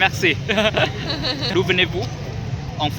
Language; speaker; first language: French; non-native, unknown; Vietnamese